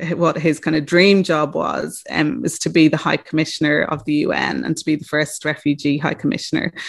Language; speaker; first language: English; native; English